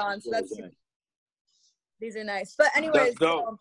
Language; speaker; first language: English; native; English